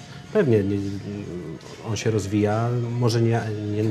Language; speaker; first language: Polish; native; Polish